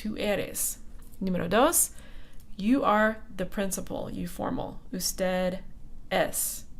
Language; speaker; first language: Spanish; non-native, fluent; English